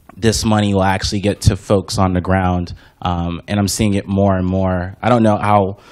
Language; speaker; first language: English; native; English